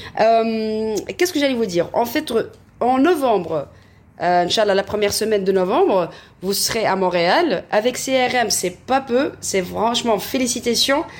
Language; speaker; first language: French; non-native, local second language; Arabic